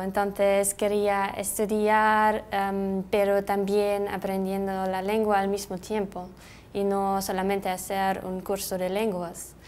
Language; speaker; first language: Spanish; non-native, fluent; German